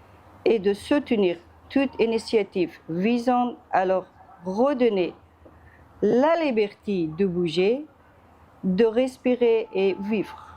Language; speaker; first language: French; non-native, fluent; Persian